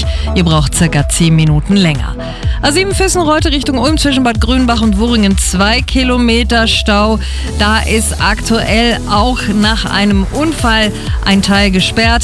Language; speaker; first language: German; native; German